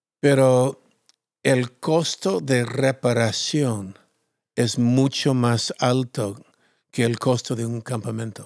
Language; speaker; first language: Spanish; non-native, fluent; English